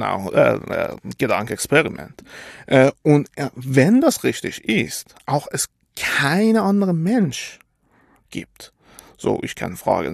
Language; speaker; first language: German; non-native, fluent; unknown